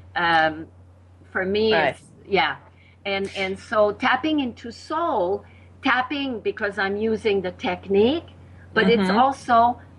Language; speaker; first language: English; non-native, fluent; French